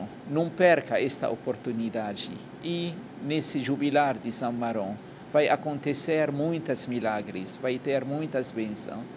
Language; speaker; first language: Portuguese; non-native, fluent; Arabic